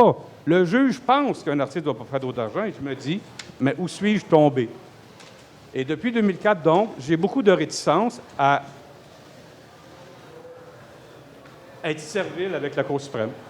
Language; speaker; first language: French; native; French